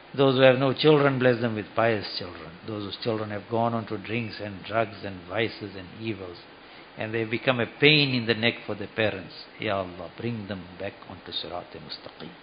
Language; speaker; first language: English; native; English